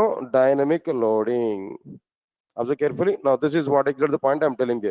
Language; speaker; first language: English; non-native, local second language; Telugu